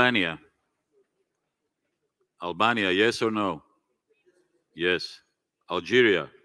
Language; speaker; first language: English; non-native, fluent; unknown